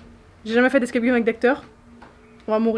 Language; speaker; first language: French; native; French